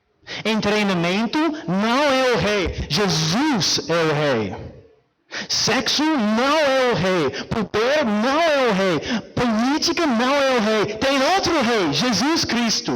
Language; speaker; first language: Portuguese; non-native, fluent; English